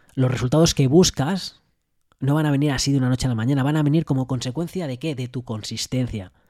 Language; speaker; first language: Spanish; native; Spanish